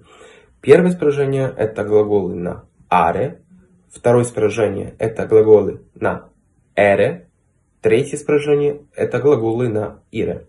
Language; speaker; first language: Russian; non-native, fluent; Italian